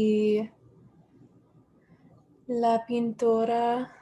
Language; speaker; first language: Spanish; non-native, learner; English